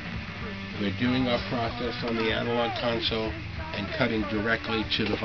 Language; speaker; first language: English; native; English